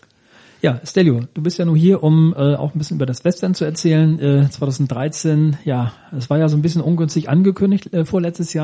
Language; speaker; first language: German; native; German